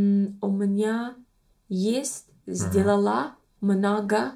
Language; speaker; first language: Russian; non-native, learner; English